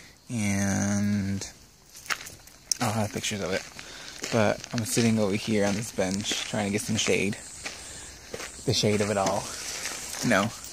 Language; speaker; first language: English; early bilingual, other home language; Spanish